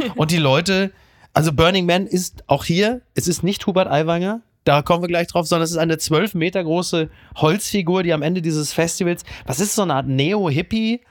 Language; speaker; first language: German; native; German